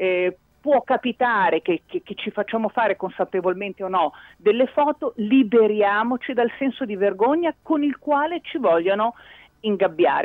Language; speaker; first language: Italian; native; Italian